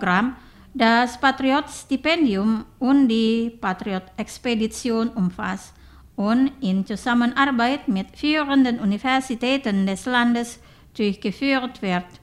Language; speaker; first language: German; non-native, fluent; Indonesian